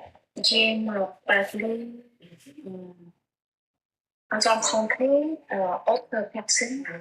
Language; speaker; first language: French; non-native, learner; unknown